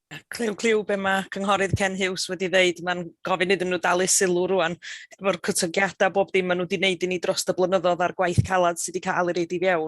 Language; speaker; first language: Welsh; native; Welsh